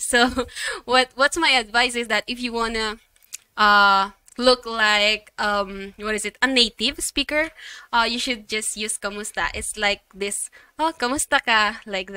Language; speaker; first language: English; non-native, local second language; Filipino